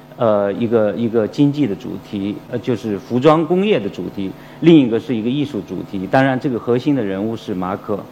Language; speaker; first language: Chinese; native; Chinese